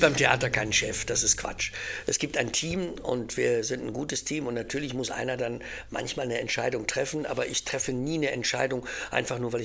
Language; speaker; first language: German; native; German